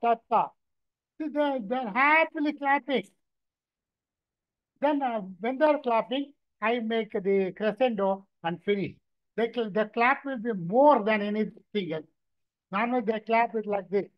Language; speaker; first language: English; non-native, local second language; Tamil